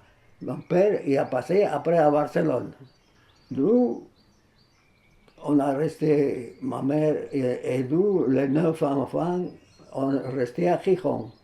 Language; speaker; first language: French; non-native, fluent; Spanish